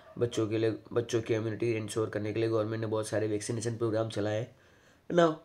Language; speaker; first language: Hindi; non-native, local second language; Gujarati